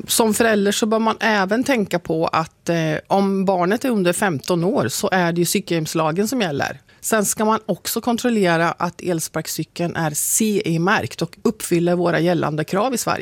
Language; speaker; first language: Swedish; native; Swedish